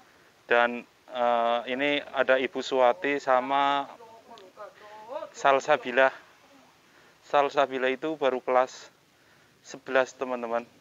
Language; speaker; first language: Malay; non-native, local second language; Javanese